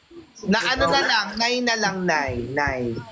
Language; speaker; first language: Filipino; native; Filipino